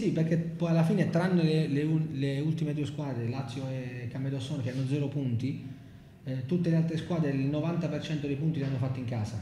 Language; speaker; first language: Italian; native; Italian